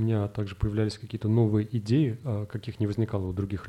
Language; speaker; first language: Russian; native; Russian